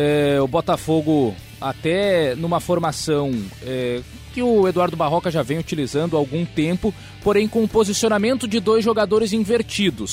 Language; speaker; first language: Portuguese; native; Portuguese